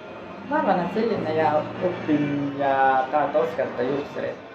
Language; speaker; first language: Estonian; non-native, learner; Tajik